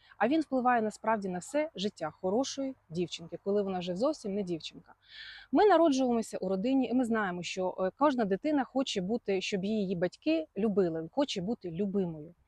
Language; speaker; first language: Ukrainian; non-native, local second language; Russian